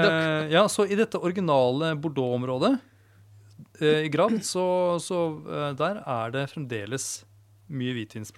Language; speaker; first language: Norwegian; native; Norwegian